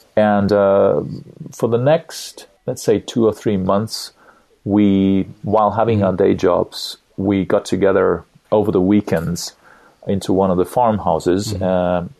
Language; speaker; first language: English; non-native, fluent; Estonian